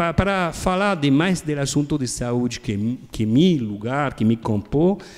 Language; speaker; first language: Portuguese; non-native, learner; French